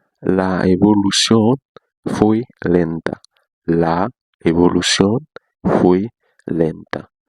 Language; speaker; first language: Spanish; non-native, learner; Haitian Creole